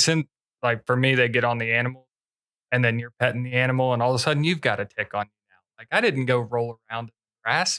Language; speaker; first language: English; native; English